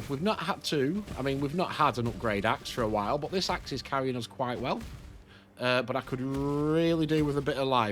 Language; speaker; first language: English; native; English